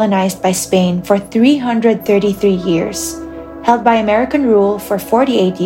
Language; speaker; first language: English; non-native, local second language; Filipino